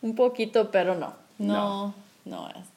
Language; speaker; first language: Spanish; non-native, fluent; English